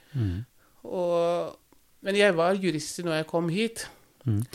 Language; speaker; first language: Norwegian; non-native, fluent; Wolof